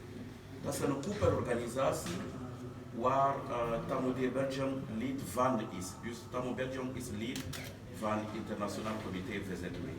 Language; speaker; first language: Dutch; non-native, fluent; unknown